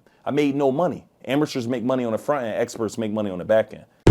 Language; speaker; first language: English; native; English